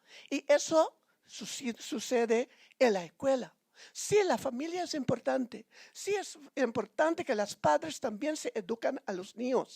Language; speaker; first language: Spanish; non-native, fluent; Papiamento